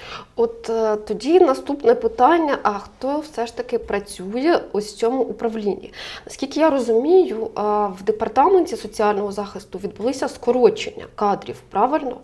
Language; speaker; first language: Ukrainian; native; Ukrainian